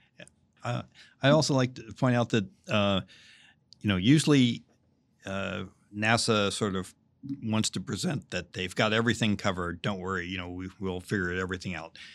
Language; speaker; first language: English; native; English